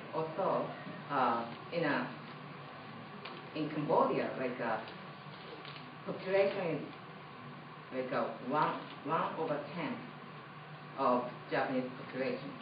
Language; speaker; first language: English; non-native, fluent; Japanese